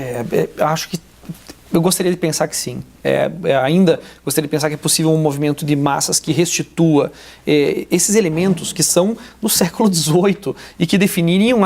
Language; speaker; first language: Portuguese; native; Portuguese